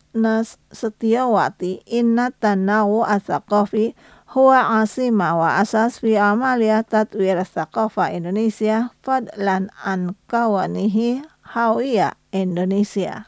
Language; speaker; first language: Arabic; non-native, fluent; Indonesian